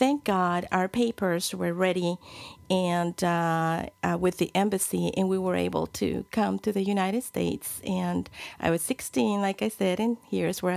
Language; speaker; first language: English; non-native, fluent; Spanish